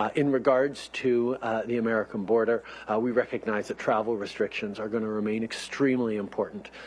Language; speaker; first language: English; native; English